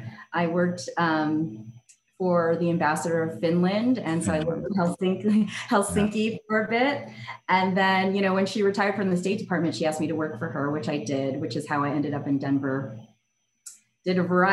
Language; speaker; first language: English; native; English